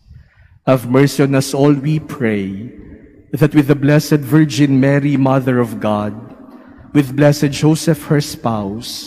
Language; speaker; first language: English; non-native, local second language; Filipino